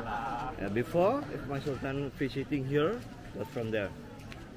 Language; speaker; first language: English; non-native, learner; Indonesian